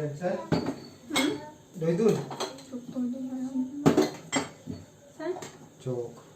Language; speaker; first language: Turkish; non-native, learner; Indonesian